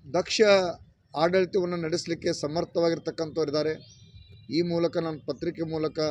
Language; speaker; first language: Kannada; native; Kannada